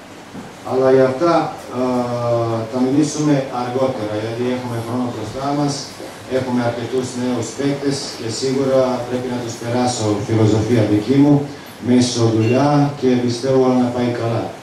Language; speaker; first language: Greek; non-native, fluent; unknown